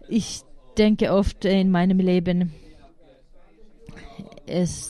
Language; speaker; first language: German; non-native, fluent; Finnish